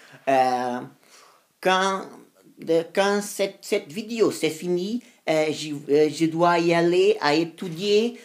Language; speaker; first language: French; non-native, learner; Spanish